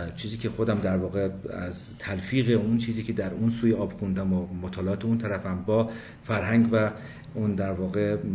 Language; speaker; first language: Persian; early bilingual, other home language; English